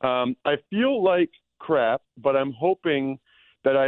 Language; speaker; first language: English; native; English